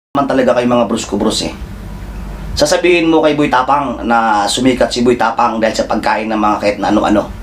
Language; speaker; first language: Filipino; non-native, local second language; Cebuano